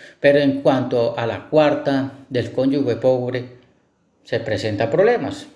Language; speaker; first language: Spanish; native; Spanish